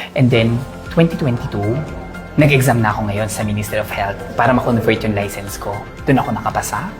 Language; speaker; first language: Filipino; native; Filipino